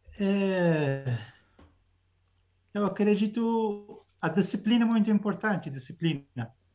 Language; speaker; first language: Portuguese; non-native, learner; Arabic